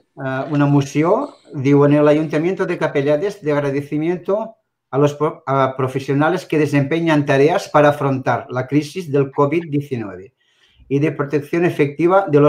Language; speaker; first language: Spanish; non-native, local second language; Catalan